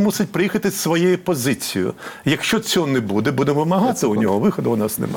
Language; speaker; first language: Ukrainian; native; Ukrainian